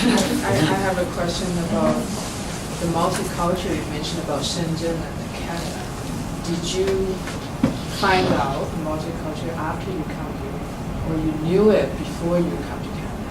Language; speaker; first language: English; non-native, learner; Chinese